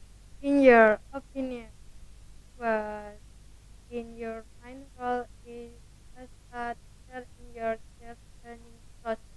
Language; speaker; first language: English; non-native, learner; Indonesian